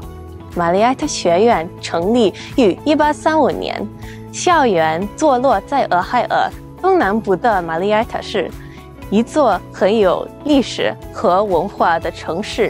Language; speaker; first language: Chinese; non-native, fluent; English